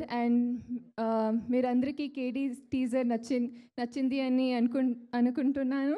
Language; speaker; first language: Telugu; non-native, learner; Kannada